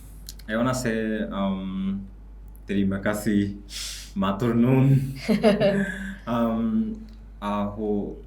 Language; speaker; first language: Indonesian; non-native, learner; Bangla